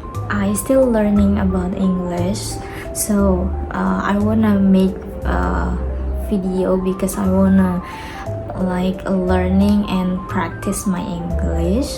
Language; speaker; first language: English; non-native, learner; Indonesian